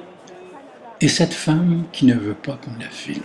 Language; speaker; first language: French; native; French